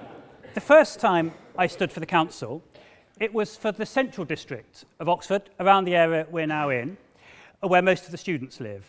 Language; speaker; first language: English; native; English